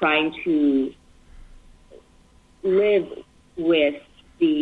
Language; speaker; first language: English; early bilingual, other home language; Chinese